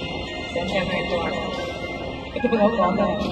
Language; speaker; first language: Cantonese; native; Cantonese